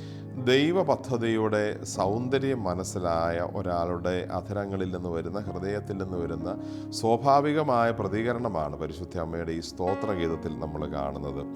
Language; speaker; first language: Malayalam; native; Malayalam